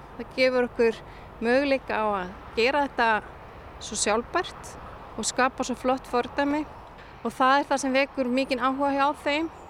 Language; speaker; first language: Icelandic; native; Icelandic